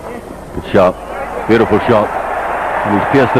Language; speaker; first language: English; native; English